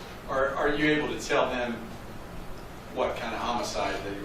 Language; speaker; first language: English; native; English